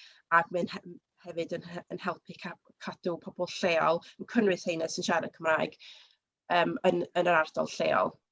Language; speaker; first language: Welsh; native; Welsh